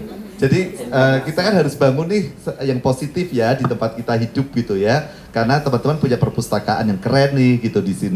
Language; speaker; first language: Indonesian; native; Indonesian